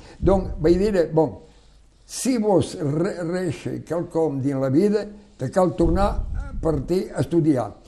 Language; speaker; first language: Catalan; non-native, local second language; French